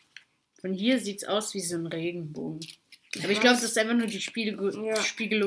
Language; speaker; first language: German; early bilingual, other home language; Russian